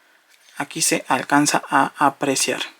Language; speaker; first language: Spanish; native; Spanish